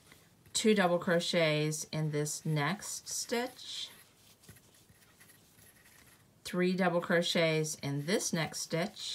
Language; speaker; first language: English; native; English